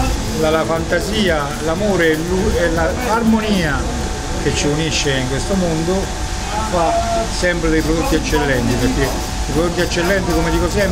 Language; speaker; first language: Italian; native; Italian